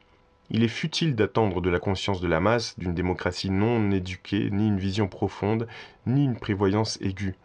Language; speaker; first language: French; native; French